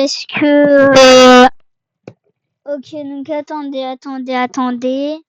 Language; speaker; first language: French; native; French